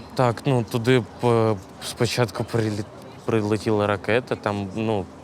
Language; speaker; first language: Ukrainian; native; Ukrainian